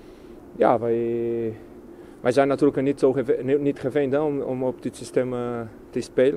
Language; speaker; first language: Dutch; non-native, fluent; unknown